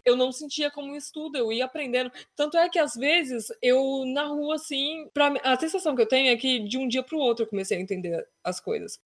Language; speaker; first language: Portuguese; native; Portuguese